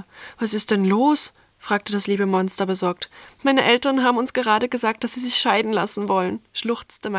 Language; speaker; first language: German; native; German